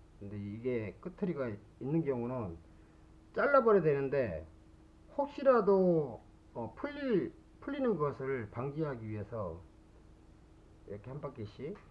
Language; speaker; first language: Korean; native; Korean